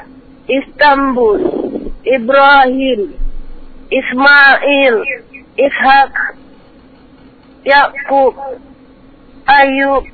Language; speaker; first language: Arabic; non-native, learner; Indonesian